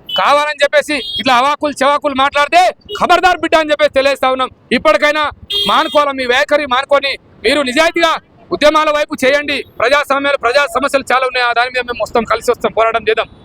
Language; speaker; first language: Telugu; non-native, local second language; Lambadi